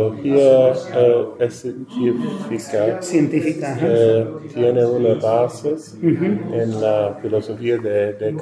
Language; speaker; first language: Spanish; non-native, learner; English